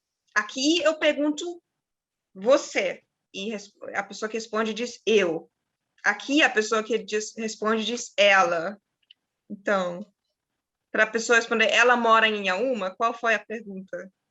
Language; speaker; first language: Portuguese; non-native, fluent; German